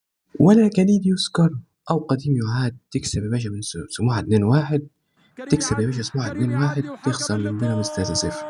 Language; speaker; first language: Arabic; native; Arabic